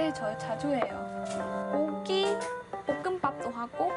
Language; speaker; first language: Korean; non-native, learner; Vietnamese